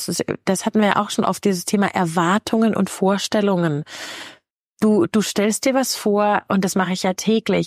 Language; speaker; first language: German; native; German